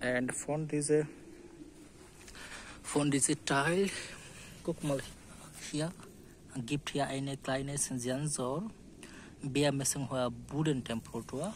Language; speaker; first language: German; non-native, learner; Bangla